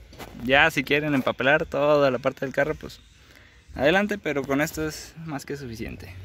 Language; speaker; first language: Spanish; native; Spanish